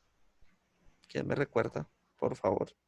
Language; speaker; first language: Spanish; native; Spanish